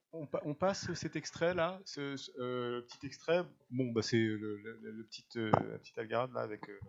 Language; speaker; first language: French; native; French